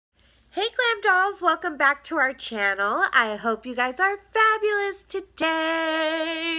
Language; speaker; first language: English; native; English